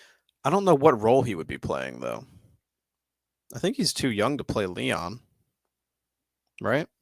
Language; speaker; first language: English; native; English